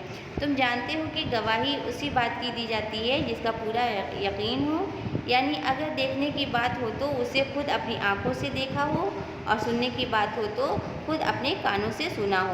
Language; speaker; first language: Urdu; native; Urdu